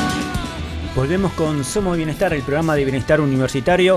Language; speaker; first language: Spanish; native; Spanish